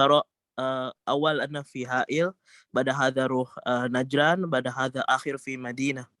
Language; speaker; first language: Arabic; non-native, learner; Indonesian